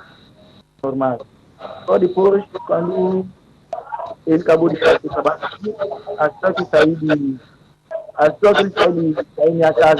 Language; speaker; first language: Portuguese; non-native, local second language; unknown